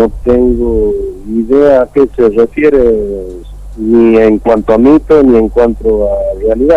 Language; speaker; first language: Spanish; native; Spanish